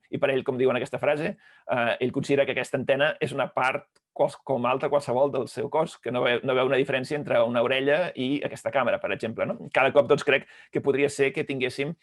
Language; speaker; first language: Catalan; native; Catalan